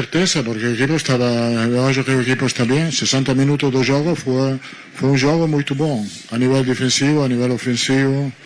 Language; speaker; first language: Portuguese; non-native, learner; Italian